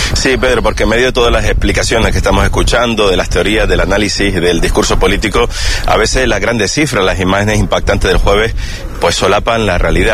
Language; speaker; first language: Spanish; native; Spanish